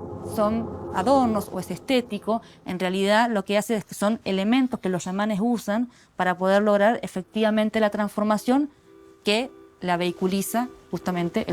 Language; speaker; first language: Spanish; native; Spanish